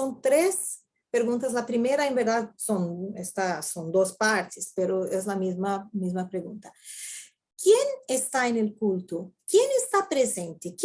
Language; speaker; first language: Spanish; non-native, fluent; Portuguese